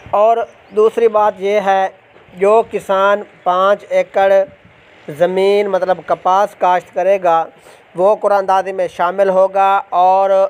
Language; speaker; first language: Urdu; native; Urdu